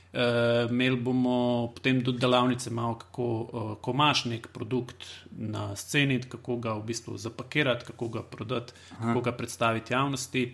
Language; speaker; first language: Slovenian; non-native, local second language; Bosnian